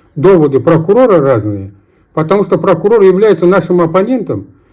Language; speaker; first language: Russian; non-native, local second language; Kazakh